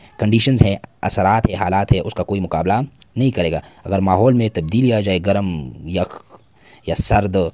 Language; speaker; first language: Urdu; non-native, local second language; Pashto